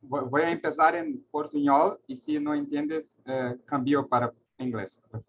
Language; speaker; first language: Spanish; non-native, learner; Portuguese